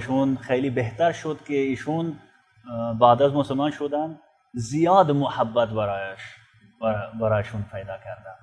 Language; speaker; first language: Persian; non-native, fluent; Urdu